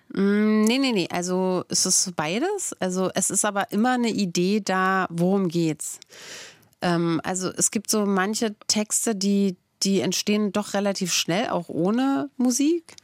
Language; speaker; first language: German; native; German